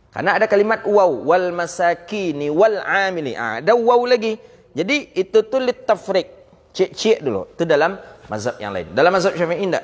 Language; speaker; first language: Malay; non-native, local second language; Minangkabau